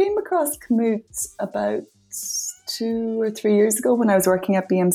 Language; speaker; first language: English; native; English